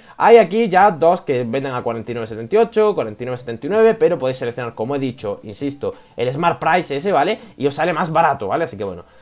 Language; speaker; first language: Spanish; native; Spanish